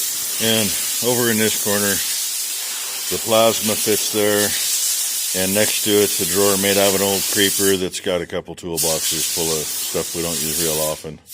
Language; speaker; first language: English; native; English